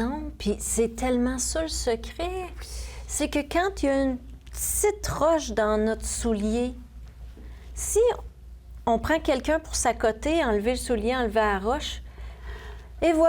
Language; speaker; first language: French; native; French